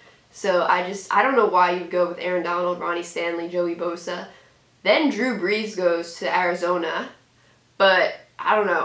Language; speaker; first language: English; native; English